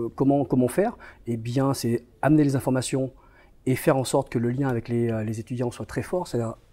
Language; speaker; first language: French; native; French